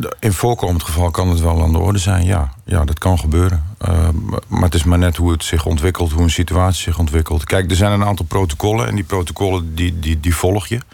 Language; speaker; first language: Dutch; native; Dutch